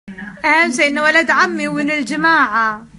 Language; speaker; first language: Arabic; native; Arabic